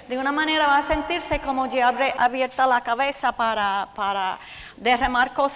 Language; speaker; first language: Spanish; non-native, fluent; English